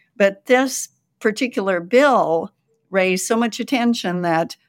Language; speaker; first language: English; native; English